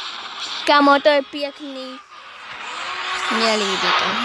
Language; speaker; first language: Czech; non-native, learner; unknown